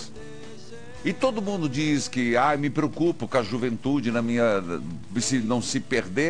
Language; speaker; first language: Portuguese; native; Portuguese